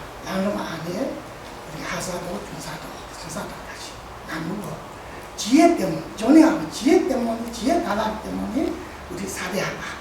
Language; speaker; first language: Korean; non-native, learner; Tibetan